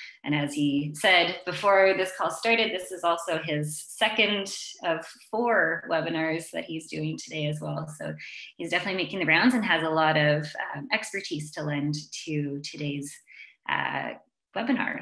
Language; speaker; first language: English; native; English